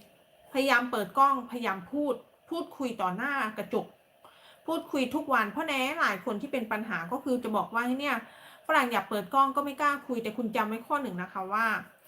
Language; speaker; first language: Thai; native; Thai